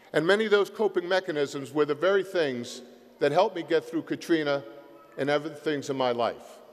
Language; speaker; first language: English; native; English